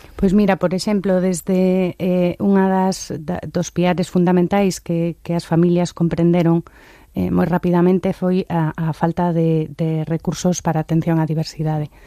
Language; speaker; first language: Galician; native; Galician